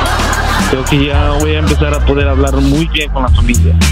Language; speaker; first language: Spanish; non-native, learner; English